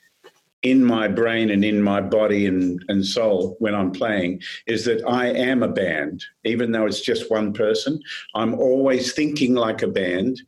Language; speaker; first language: English; native; English